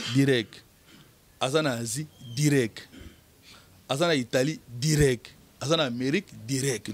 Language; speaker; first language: French; non-native, local second language; Lingala